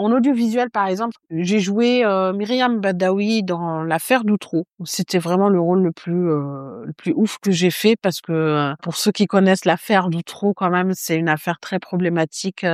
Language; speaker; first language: French; non-native, local second language; Arabic